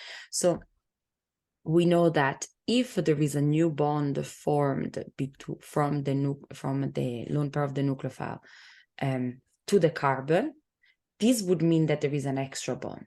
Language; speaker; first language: English; non-native, fluent; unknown